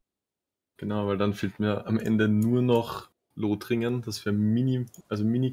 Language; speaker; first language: German; native; German